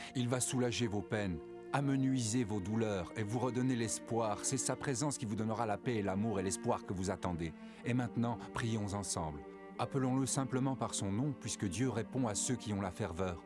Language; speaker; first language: French; native; French